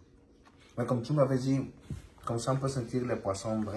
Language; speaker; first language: French; non-native, learner; Spanish